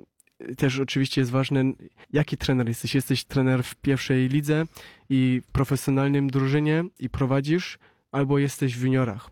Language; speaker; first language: Polish; early bilingual, heritage; Polish